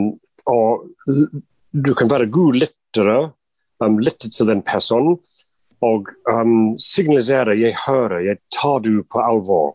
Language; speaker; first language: Norwegian; non-native, fluent; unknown